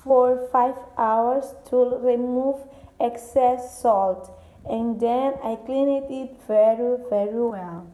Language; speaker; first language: English; non-native, learner; Portuguese